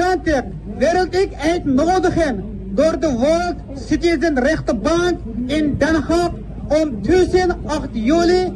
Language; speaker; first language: Dutch; non-native, fluent; Uyghur